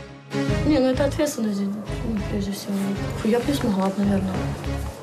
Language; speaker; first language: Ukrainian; non-native, local second language; Russian